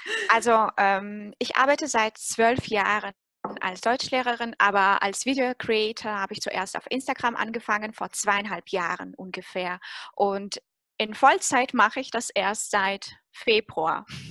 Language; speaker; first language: German; non-native, fluent; Russian